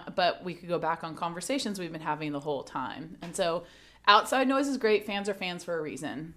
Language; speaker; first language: English; native; English